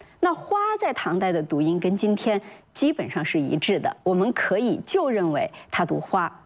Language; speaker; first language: Chinese; native; Chinese